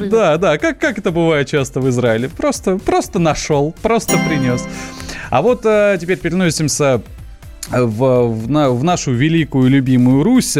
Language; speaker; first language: Russian; native; Russian